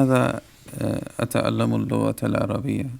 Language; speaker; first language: Arabic; non-native, learner; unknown